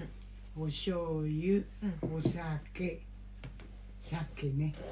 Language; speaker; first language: Japanese; native; Japanese